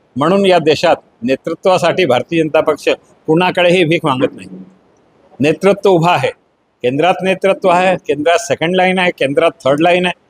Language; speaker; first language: Marathi; non-native, local second language; Hindi